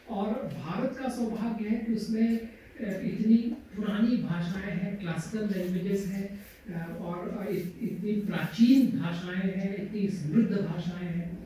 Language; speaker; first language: Hindi; native; Hindi